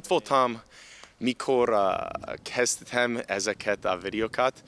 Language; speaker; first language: Hungarian; non-native, learner; English